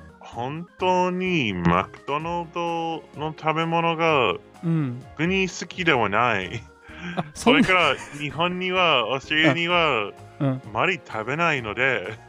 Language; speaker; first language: Japanese; non-native, learner; English